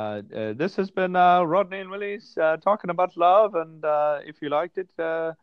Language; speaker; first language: English; native; English